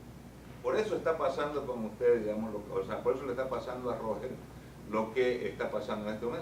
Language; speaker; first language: Spanish; native; Spanish